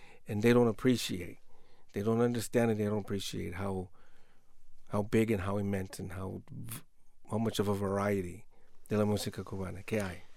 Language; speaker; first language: English; native; English